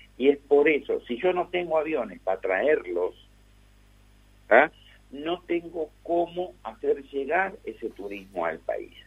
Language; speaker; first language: Spanish; native; Spanish